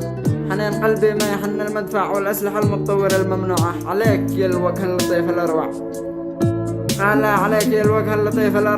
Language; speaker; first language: Arabic; native; Arabic